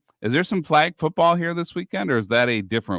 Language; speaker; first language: English; native; English